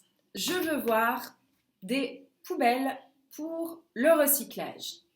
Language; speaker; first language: French; native; French